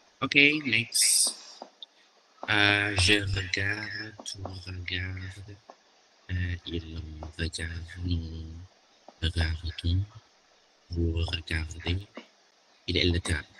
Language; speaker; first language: French; non-native, learner; Indonesian